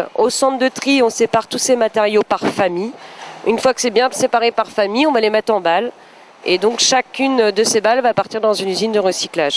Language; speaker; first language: French; native; French